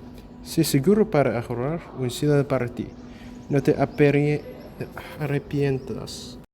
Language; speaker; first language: Spanish; non-native, learner; English